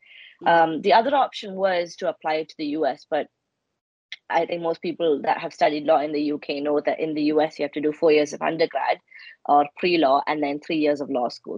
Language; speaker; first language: English; non-native, local second language; Malayalam